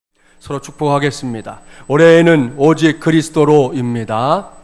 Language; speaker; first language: Korean; native; Korean